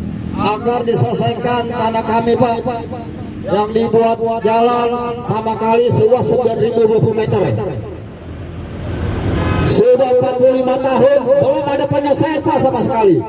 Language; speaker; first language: Indonesian; native; Indonesian